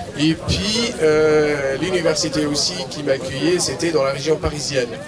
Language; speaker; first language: French; non-native, local second language; Arabic